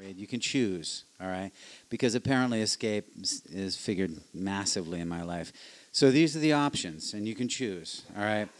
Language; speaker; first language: English; native; English